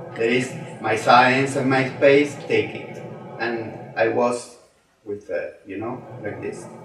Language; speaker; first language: English; non-native, learner; Spanish